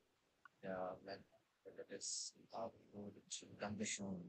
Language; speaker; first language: German; non-native, learner; Bangla